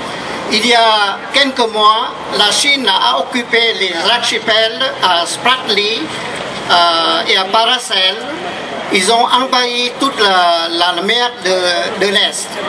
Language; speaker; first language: French; non-native, fluent; Vietnamese